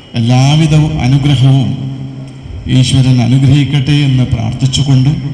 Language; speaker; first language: Malayalam; non-native, local second language; Kannada